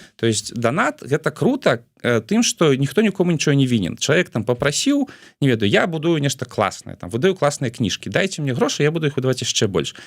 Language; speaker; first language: Belarusian; non-native, local second language; Russian